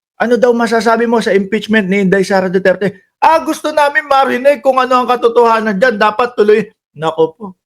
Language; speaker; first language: Filipino; native; Filipino